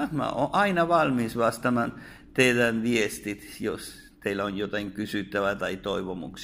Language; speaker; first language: Finnish; non-native, fluent; Spanish